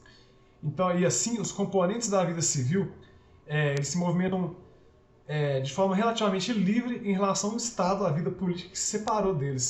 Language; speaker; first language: Portuguese; native; Portuguese